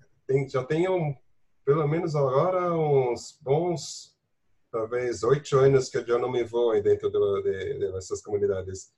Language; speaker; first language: Spanish; non-native, learner; Portuguese